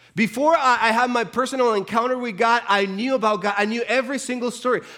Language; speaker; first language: English; non-native, fluent; Spanish